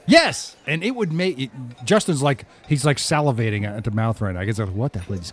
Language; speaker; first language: English; native; English